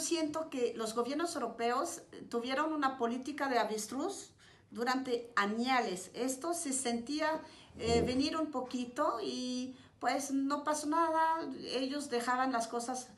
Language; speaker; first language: Spanish; non-native, fluent; French